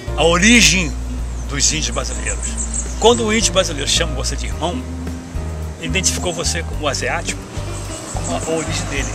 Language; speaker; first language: Portuguese; native; Portuguese